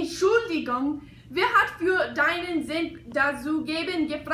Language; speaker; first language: German; non-native, learner; English